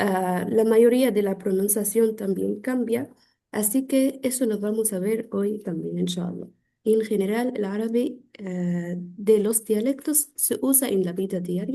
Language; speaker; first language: Spanish; non-native, fluent; Arabic